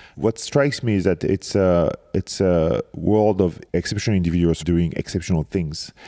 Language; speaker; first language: English; non-native, fluent; French